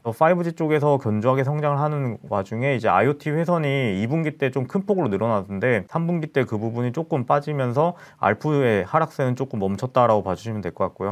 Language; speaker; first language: Korean; native; Korean